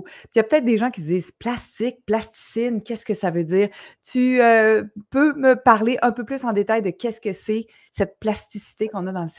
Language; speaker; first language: French; native; French